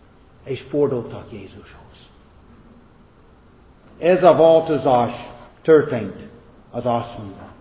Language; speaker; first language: Hungarian; non-native, fluent; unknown